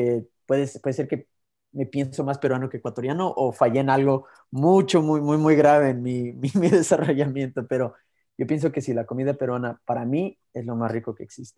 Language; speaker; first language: Spanish; early bilingual, heritage; Spanish